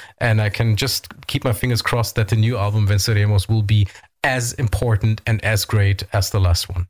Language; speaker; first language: English; non-native, fluent; German